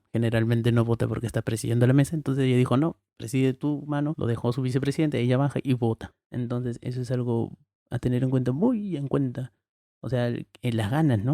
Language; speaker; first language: Spanish; native; Spanish